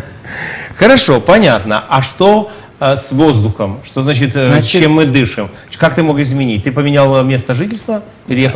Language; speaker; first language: Russian; native; Russian